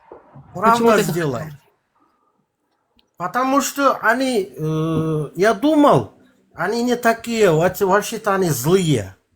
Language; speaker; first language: Russian; non-native, local second language; Kazakh